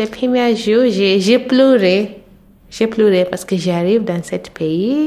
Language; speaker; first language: French; non-native, learner; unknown